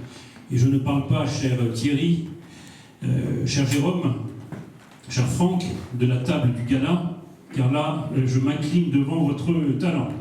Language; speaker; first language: French; native; French